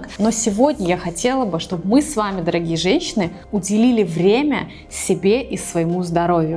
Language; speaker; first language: Russian; native; Russian